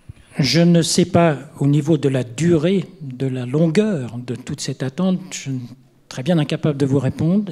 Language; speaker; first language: French; native; French